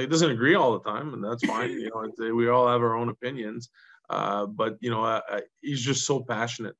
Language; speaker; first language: English; non-native, local second language; French